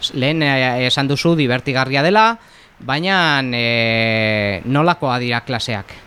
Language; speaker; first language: Basque; non-native, local second language; Spanish